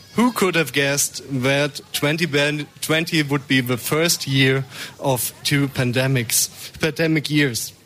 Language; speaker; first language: English; non-native, fluent; German